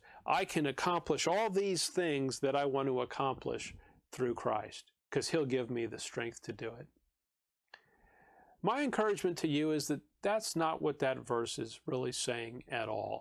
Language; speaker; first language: English; native; English